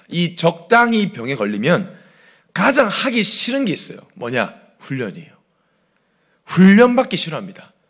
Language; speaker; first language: Korean; native; Korean